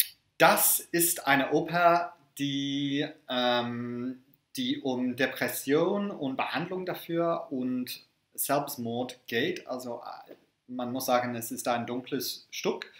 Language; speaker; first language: German; non-native, fluent; English